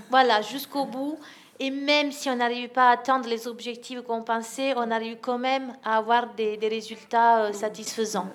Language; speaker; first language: French; non-native, fluent; Italian